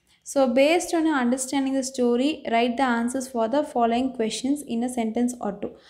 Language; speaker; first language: English; non-native, local second language; Tamil